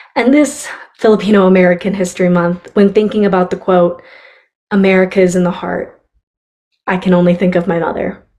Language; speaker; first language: English; native; English